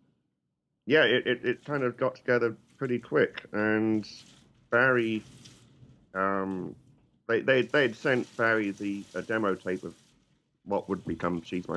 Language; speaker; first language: English; native; English